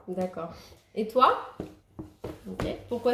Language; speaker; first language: French; native; French